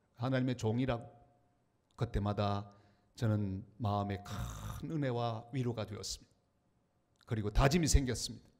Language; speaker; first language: Korean; native; Korean